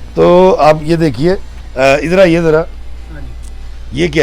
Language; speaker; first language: Hindi; non-native, local second language; Punjabi